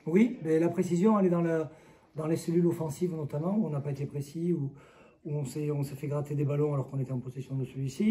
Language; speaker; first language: French; native; French